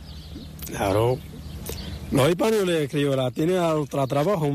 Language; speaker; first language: Spanish; non-native, learner; Arabic